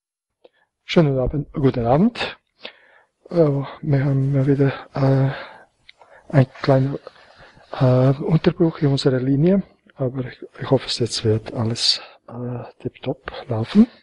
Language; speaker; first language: German; non-native, fluent; Croatian